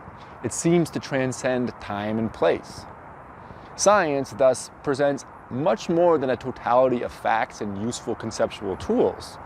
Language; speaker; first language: English; native; English